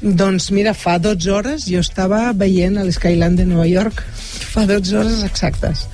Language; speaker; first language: Catalan; native; Catalan